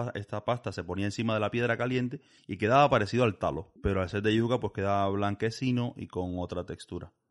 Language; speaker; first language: Spanish; native; Spanish